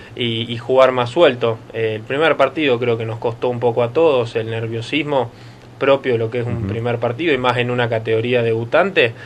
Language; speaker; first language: Spanish; native; Spanish